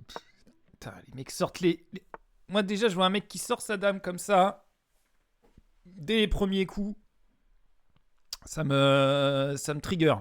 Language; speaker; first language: French; native; French